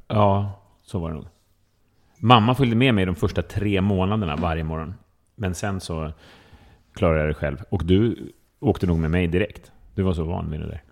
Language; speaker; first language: Swedish; early bilingual, other home language; Estonian